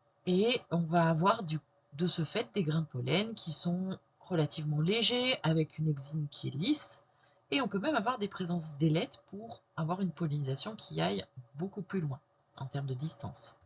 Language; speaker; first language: French; native; French